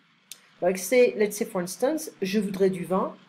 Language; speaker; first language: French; non-native, fluent; English